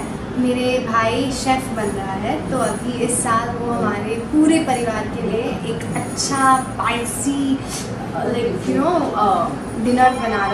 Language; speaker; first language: Hindi; non-native, local second language; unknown